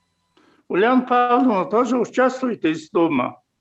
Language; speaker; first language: Russian; non-native, fluent; Mongolian